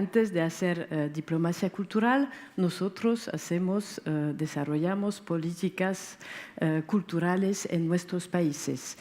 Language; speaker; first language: Spanish; non-native, fluent; French